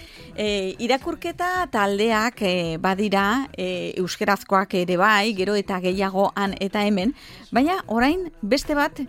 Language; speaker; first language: Basque; native; Basque